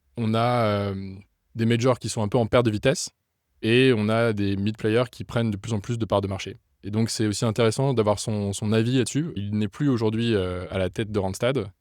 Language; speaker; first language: French; native; French